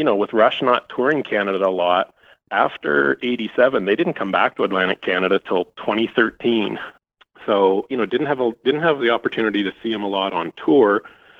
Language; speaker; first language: English; native; English